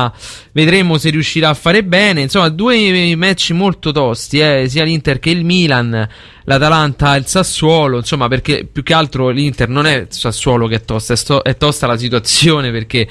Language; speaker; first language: Italian; native; Italian